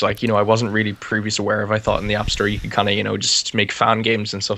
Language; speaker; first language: English; native; English